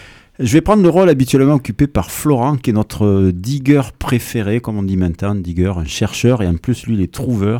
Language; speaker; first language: French; native; French